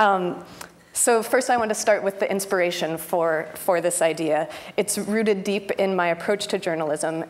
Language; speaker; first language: English; native; English